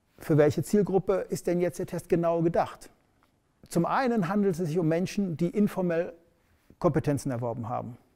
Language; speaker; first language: German; native; German